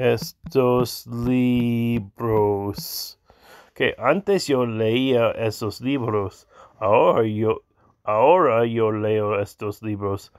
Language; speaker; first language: Spanish; non-native, learner; English